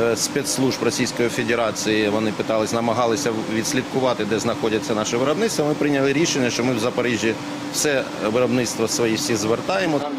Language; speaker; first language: Ukrainian; native; Ukrainian